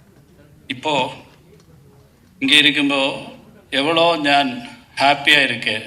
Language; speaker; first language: Tamil; non-native, learner; Malayalam